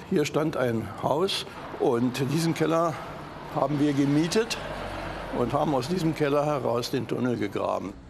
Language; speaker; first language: German; native; German